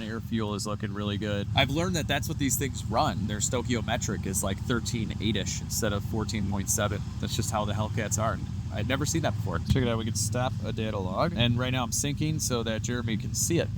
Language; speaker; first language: English; native; English